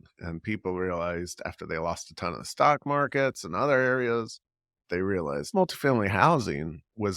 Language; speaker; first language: English; native; English